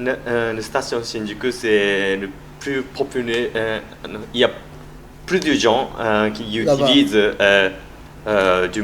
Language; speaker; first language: French; non-native, learner; Japanese